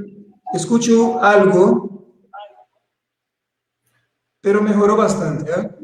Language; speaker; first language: Spanish; non-native, fluent; Portuguese